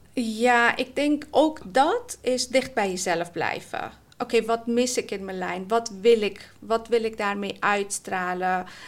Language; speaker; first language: Dutch; early bilingual, other home language; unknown